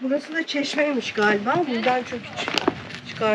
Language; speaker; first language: Turkish; native; Turkish